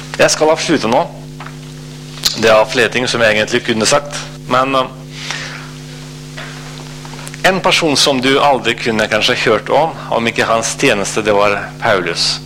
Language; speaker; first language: Norwegian; non-native, fluent; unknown